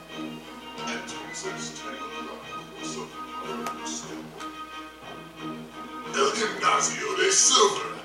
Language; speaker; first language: Spanish; non-native, learner; English